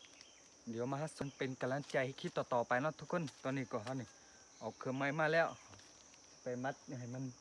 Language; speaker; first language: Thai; non-native, local second language; Lahu